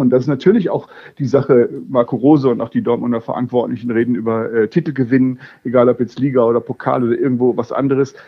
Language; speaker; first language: German; native; German